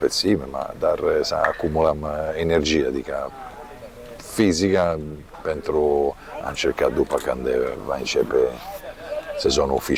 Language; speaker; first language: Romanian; non-native, fluent; Italian